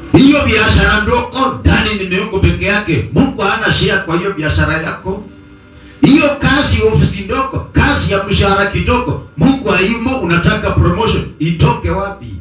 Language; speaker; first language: Swahili; native; Swahili